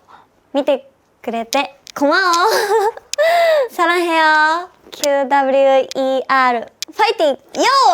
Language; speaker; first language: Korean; non-native, learner; Japanese